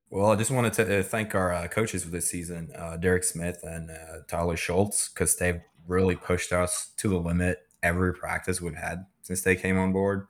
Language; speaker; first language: English; non-native, fluent; Swedish